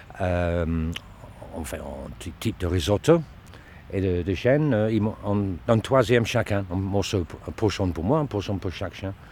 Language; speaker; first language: French; non-native, learner; Dutch